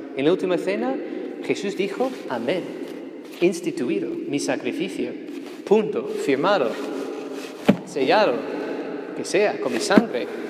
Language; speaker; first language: Spanish; non-native, fluent; English